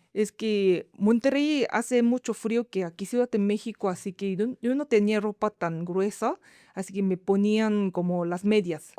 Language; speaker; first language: Spanish; non-native, learner; Korean